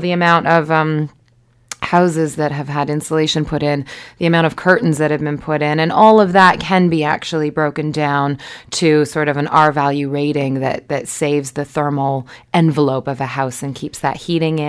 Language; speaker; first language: English; native; English